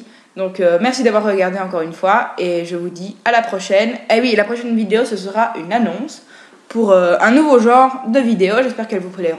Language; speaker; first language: French; native; French